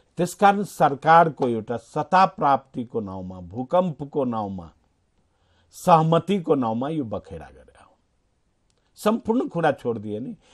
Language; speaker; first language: Nepali; non-native, local second language; Maithili